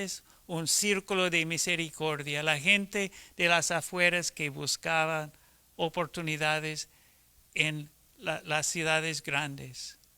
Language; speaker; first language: Spanish; non-native, fluent; English